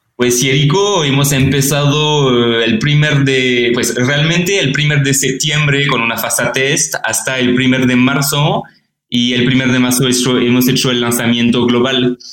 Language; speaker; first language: Spanish; non-native, fluent; French